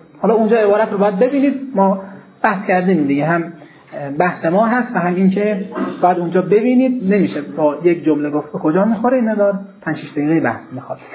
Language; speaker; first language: Persian; native; Persian